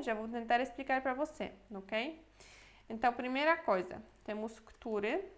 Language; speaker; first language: Portuguese; non-native, fluent; Polish